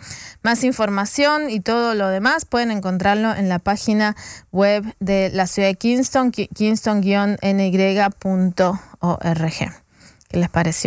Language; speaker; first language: Spanish; native; Spanish